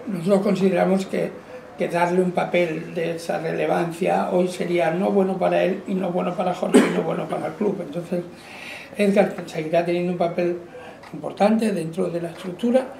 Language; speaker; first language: Spanish; non-native, local second language; Catalan